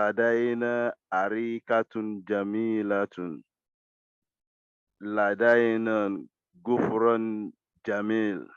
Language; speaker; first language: Arabic; non-native, learner; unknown